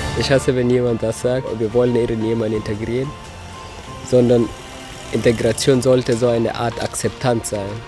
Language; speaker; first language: German; non-native, fluent; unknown